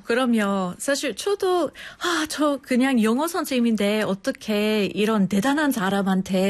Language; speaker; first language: Korean; non-native, fluent; English